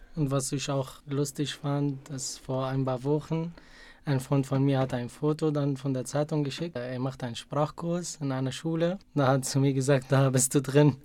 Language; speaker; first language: German; non-native, fluent; Arabic